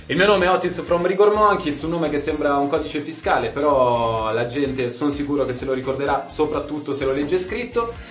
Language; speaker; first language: Italian; native; Italian